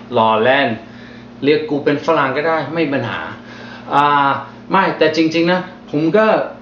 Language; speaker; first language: Thai; non-native, fluent; English